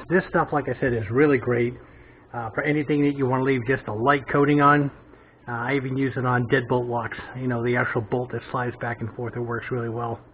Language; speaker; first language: English; native; English